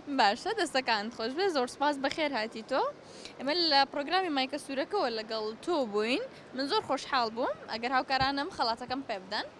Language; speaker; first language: Central Kurdish; native; Central Kurdish